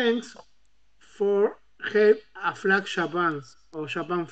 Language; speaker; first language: English; non-native, learner; Spanish